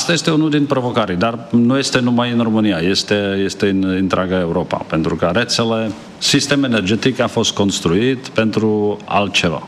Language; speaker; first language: Romanian; non-native, fluent; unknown